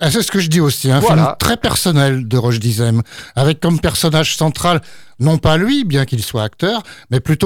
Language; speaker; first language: French; native; French